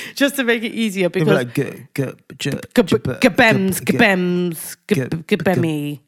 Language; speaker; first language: English; native; English